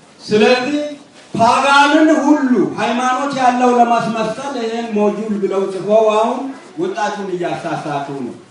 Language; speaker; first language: Amharic; non-native, local second language; Wolaytta